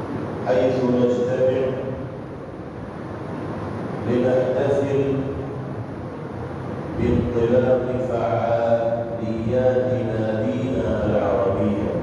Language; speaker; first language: Arabic; non-native, fluent; Urdu